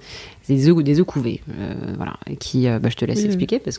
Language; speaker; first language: French; native; French